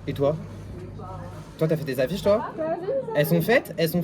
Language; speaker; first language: French; native; French